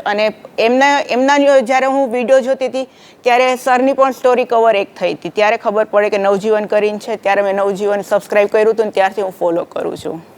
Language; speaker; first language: Gujarati; native; Gujarati